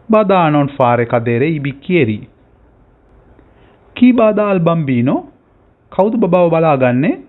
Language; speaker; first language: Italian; non-native, fluent; Sinhala